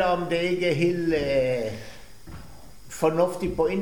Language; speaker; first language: Danish; non-native, fluent; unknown